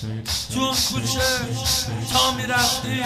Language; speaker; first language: Persian; native; Persian